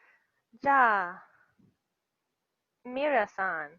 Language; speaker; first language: Japanese; non-native, fluent; English